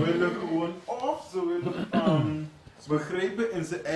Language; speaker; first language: Dutch; non-native, learner; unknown